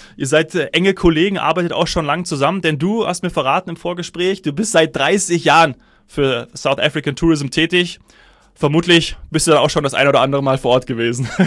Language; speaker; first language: German; native; German